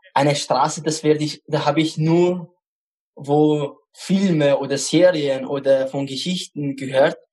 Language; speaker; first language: German; non-native, fluent; Arabic